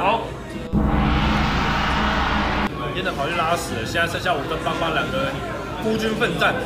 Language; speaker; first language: Chinese; native; Chinese